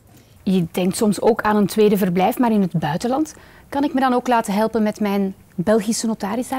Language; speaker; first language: Dutch; native; Dutch